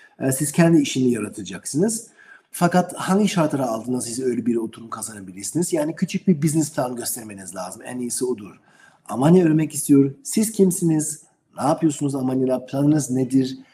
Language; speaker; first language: Turkish; non-native, learner; German